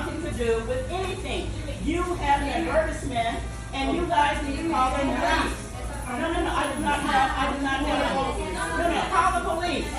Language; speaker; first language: English; native; English